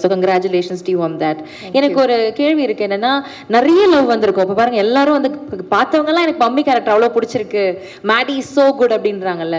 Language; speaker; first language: Tamil; native; Tamil